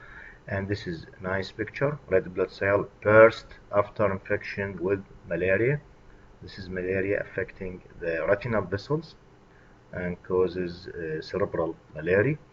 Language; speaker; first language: English; non-native, fluent; Arabic